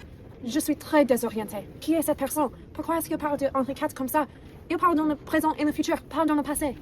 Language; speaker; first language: French; non-native, learner; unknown